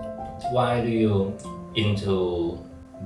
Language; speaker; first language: English; non-native, learner; Thai